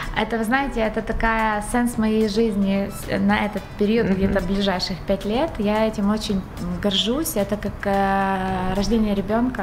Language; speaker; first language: Russian; non-native, local second language; Ukrainian